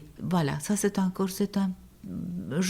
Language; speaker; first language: French; non-native, fluent; Turkish